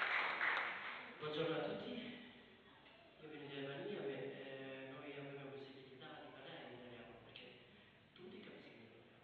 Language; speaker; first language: Italian; non-native, learner; Albanian